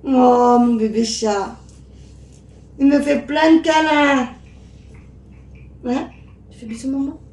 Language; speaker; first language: French; native; French